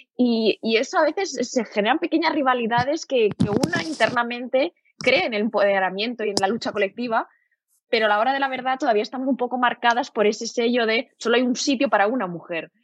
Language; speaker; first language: Spanish; native; Spanish